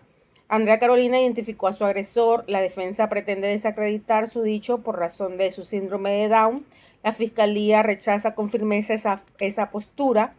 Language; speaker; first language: Spanish; native; Spanish